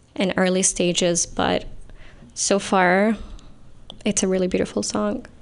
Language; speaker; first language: English; non-native, fluent; Arabic